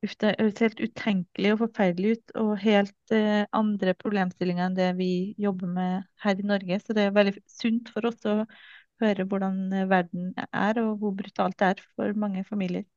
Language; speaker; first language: Norwegian; native; Norwegian